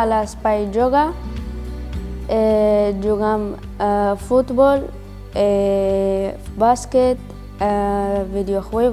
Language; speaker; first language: Catalan; non-native, learner; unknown